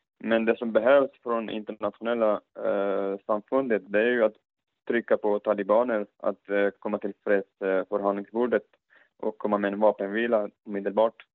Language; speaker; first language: Swedish; non-native, fluent; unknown